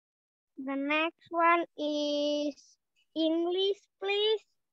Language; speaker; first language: English; non-native, learner; Indonesian